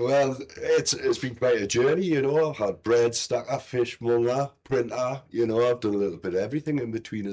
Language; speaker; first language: English; native; English